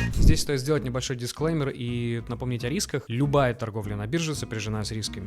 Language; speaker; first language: Russian; native; Russian